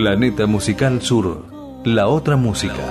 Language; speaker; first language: Spanish; native; Spanish